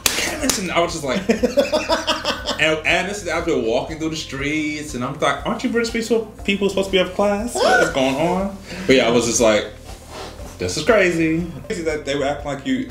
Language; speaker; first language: English; native; English